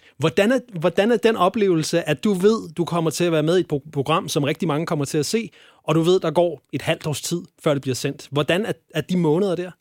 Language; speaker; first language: Danish; native; Danish